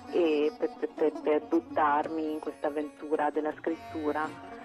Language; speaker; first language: Italian; non-native, fluent; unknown